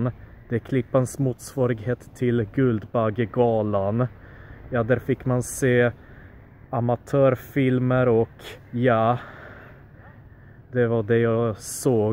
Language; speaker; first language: Swedish; early bilingual, other home language; Polish